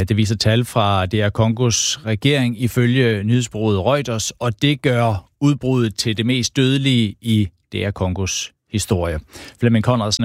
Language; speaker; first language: Danish; native; Danish